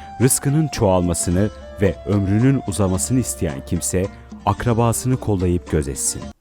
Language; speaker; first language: Turkish; native; Turkish